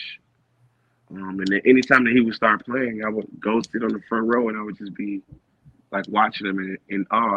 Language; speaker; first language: English; native; English